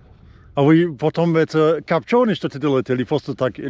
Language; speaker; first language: Russian; non-native, learner; English